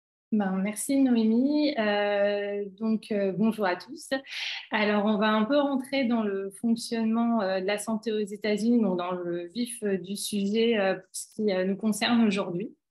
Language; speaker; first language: French; native; French